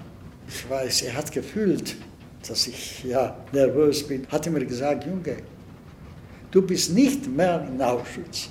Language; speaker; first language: German; early bilingual, heritage; Czech